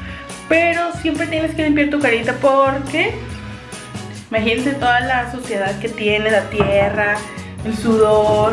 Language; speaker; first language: Spanish; native; Spanish